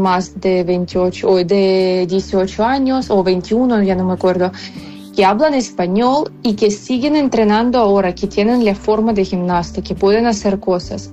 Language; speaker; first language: Spanish; non-native, fluent; Ukrainian